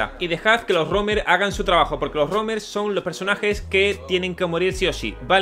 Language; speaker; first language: Spanish; native; Spanish